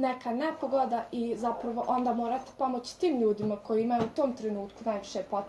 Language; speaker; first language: Bosnian; native; Bosnian